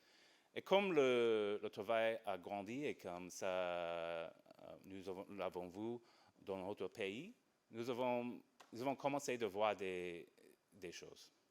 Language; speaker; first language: French; non-native, fluent; English